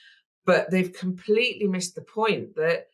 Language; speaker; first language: English; native; English